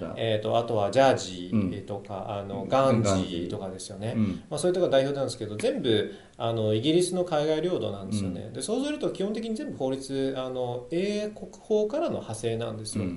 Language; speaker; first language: Japanese; non-native, fluent; Chinese